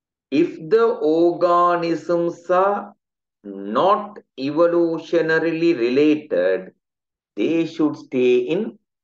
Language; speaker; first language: English; non-native, local second language; Tamil